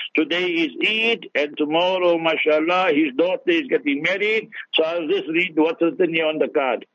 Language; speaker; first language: English; early bilingual, other home language; Urdu